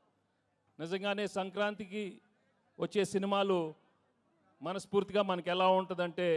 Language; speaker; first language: Telugu; native; Telugu